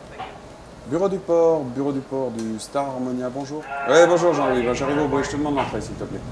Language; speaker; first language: French; native; French